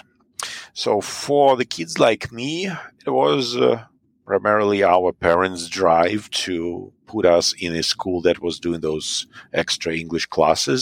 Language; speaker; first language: English; non-native, fluent; Russian